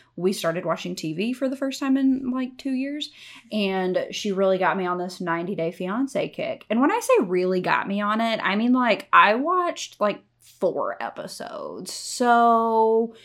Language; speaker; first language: English; native; English